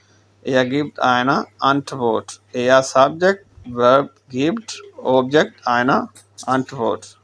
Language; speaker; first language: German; non-native, learner; Urdu